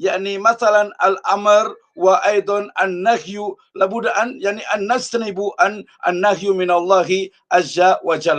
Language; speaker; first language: Arabic; non-native, fluent; Indonesian